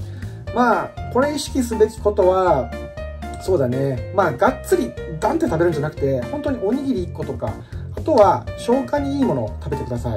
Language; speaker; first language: Japanese; native; Japanese